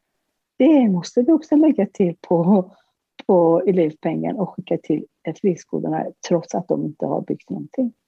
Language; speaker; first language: Swedish; non-native, fluent; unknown